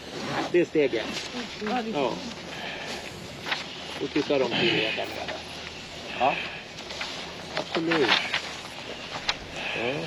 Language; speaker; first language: Swedish; native; Swedish